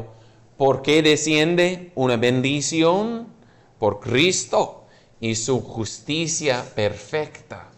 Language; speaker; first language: Spanish; non-native, fluent; English